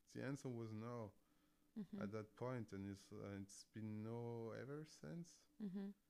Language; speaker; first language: English; non-native, fluent; French